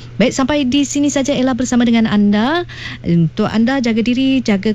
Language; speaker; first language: Malay; native; Malay